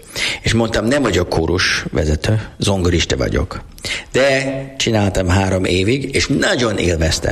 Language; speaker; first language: Hungarian; non-native, learner; English